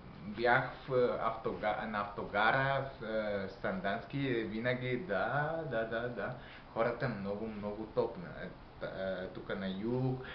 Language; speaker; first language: Bulgarian; non-native, learner; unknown